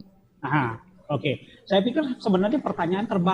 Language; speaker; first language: Indonesian; native; Indonesian